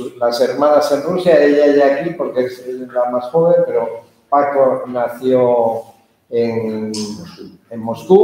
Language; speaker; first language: Spanish; early bilingual, heritage; Spanish